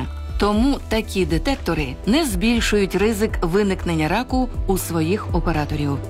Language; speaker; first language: Ukrainian; native; Ukrainian